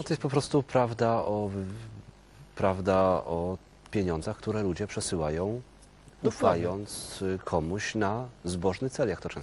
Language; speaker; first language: Polish; native; Polish